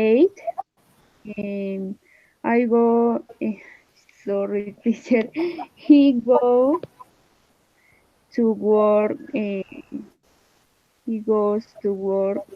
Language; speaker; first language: English; non-native, learner; Spanish